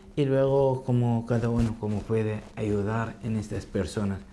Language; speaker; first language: Spanish; non-native, learner; Arabic